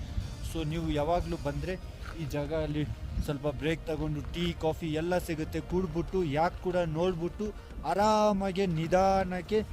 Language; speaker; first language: Kannada; non-native, local second language; Ladakhi